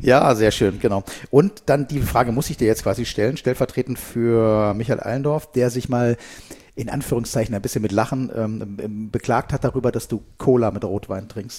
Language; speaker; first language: German; native; German